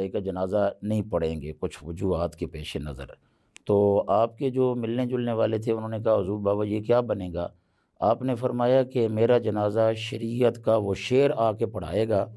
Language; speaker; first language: Urdu; non-native, local second language; Punjabi